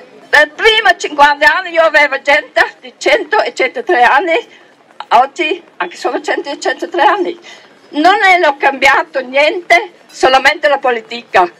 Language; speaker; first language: Italian; non-native, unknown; German